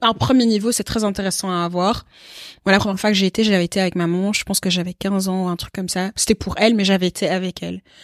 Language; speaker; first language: French; native; French